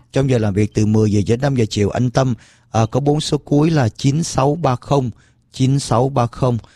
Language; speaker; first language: Vietnamese; early bilingual, heritage; Vietnamese